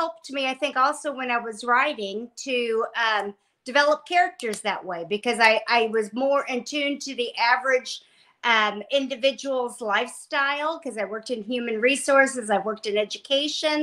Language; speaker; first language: English; native; English